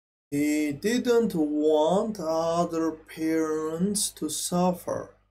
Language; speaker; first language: English; non-native, fluent; Azerbaijani